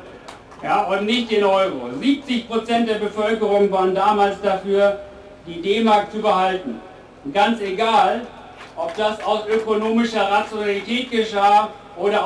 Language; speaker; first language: German; native; German